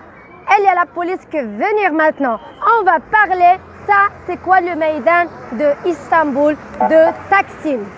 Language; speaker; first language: French; non-native, learner; Arabic